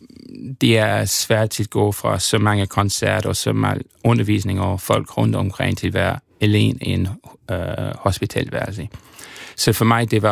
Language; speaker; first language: Danish; non-native, learner; English